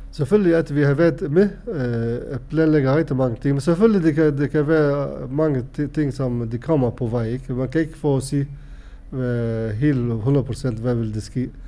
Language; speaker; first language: Danish; non-native, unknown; Arabic